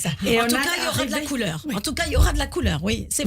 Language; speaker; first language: French; native; French